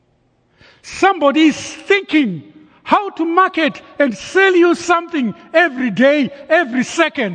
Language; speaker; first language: English; non-native, local second language; Shona